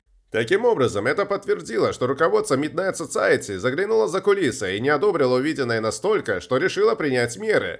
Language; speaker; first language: Russian; native; Russian